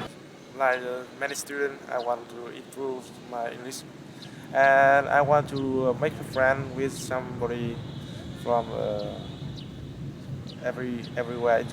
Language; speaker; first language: English; non-native, learner; Vietnamese